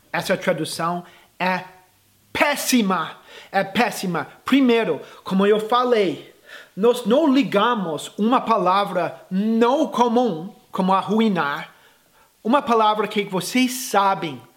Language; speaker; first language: Portuguese; non-native, fluent; English